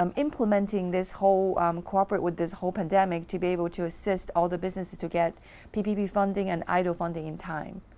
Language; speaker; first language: English; non-native, fluent; Chinese